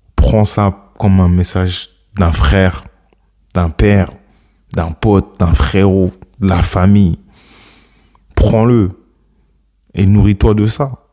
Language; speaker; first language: French; early bilingual, other home language; Akan